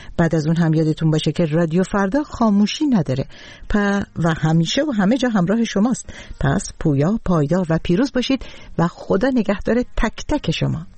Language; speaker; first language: Persian; native; Persian